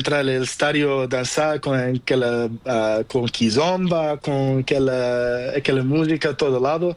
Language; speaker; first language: Spanish; non-native, learner; Portuguese